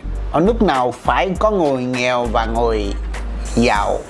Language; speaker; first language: Vietnamese; non-native, fluent; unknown